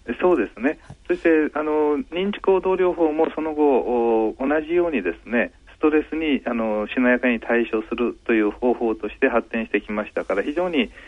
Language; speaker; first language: Japanese; native; Japanese